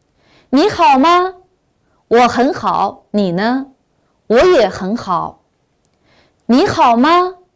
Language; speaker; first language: Chinese; non-native, local second language; Uyghur